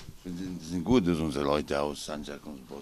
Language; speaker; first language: German; non-native, learner; Bosnian